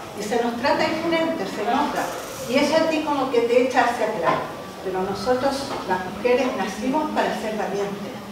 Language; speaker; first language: Spanish; native; Spanish